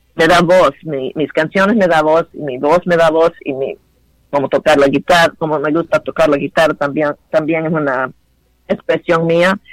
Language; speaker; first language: Spanish; early bilingual, heritage; Spanish